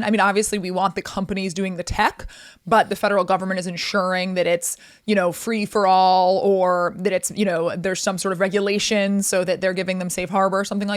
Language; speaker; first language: English; native; English